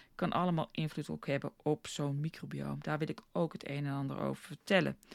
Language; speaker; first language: Dutch; early bilingual, heritage; Afrikaans